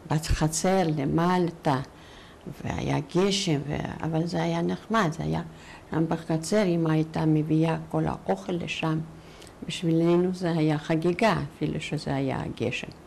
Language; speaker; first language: Hebrew; non-native, fluent; Yiddish